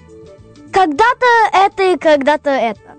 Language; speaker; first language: Russian; early bilingual, heritage; Russian